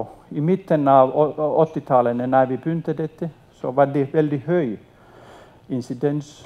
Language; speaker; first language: Swedish; non-native, local second language; Finnish